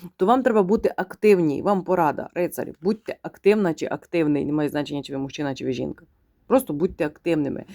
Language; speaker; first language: Ukrainian; non-native, local second language; Russian